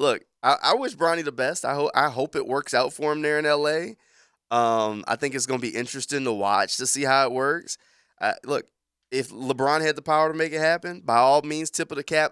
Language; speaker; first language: English; native; English